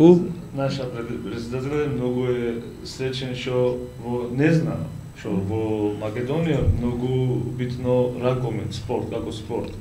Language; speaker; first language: Macedonian; non-native, learner; Georgian